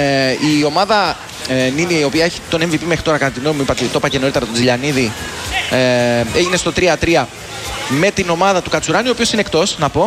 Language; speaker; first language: Greek; native; Greek